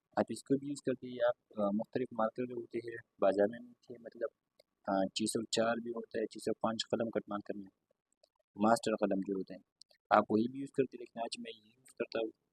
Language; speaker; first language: Urdu; non-native, local second language; Pashto